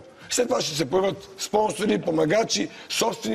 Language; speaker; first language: Bulgarian; native; Bulgarian